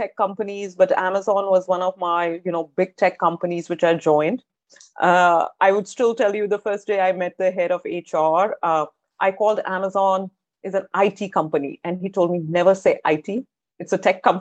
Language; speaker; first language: English; non-native, local second language; Hindi